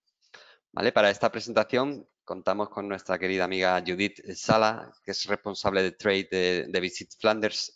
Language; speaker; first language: Spanish; native; Spanish